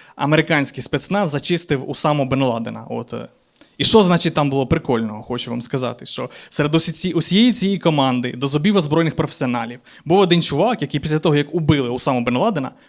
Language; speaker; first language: Ukrainian; native; Ukrainian